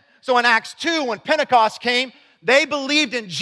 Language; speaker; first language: English; native; English